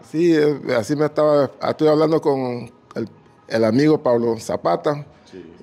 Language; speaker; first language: Spanish; native; Spanish